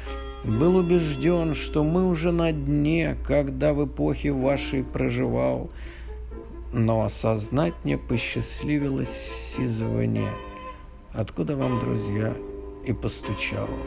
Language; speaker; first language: Russian; native; Russian